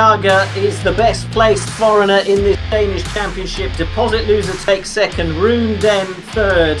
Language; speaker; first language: English; native; English